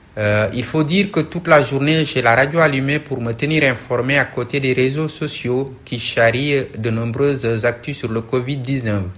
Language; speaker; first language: French; non-native, local second language; Wolof